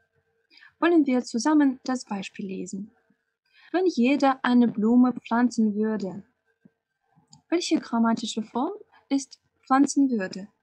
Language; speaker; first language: German; non-native, fluent; Russian